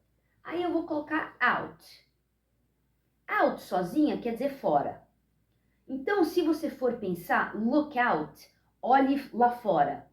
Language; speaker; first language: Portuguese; early bilingual, heritage; Portuguese